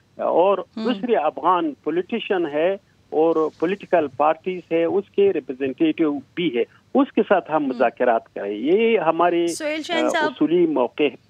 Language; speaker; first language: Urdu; non-native, fluent; Pashto